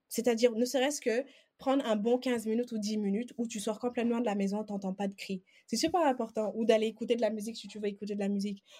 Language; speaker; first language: French; non-native, local second language; Wolof